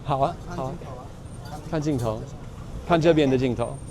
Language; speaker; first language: Chinese; non-native, fluent; English